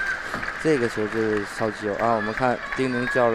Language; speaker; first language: Chinese; native; Chinese